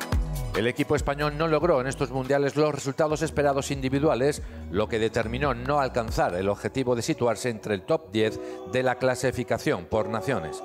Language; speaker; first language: Spanish; native; Spanish